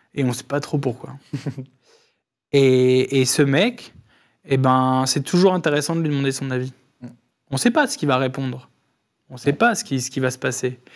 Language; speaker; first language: French; native; French